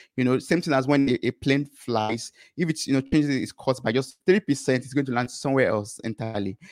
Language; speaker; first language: English; non-native, local second language; Yoruba